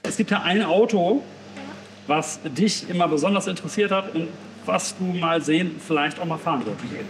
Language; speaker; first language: German; native; German